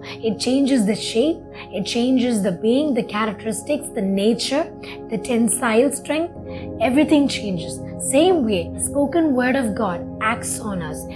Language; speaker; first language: English; non-native, local second language; Malayalam